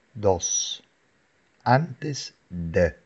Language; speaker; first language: Spanish; non-native, fluent; Dutch